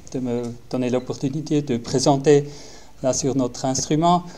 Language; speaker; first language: French; non-native, learner; German